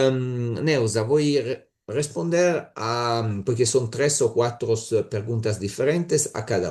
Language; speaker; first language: Spanish; non-native, learner; Italian